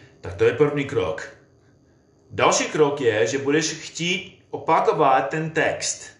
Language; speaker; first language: Czech; non-native, fluent; English